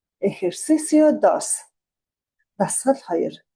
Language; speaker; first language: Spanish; non-native, fluent; Mongolian